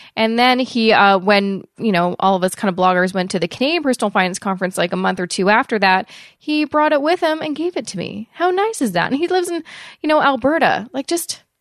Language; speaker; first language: English; native; English